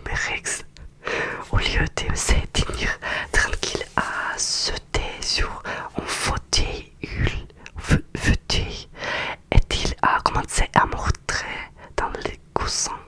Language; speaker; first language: French; non-native, learner; Russian